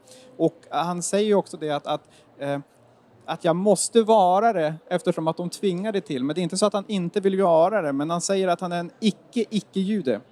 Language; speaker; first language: Swedish; native; Swedish